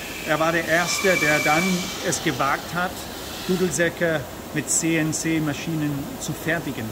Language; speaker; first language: German; native; German